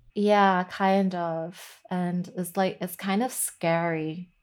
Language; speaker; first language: English; native; English